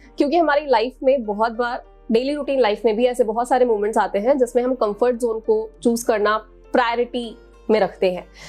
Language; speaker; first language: Hindi; native; Hindi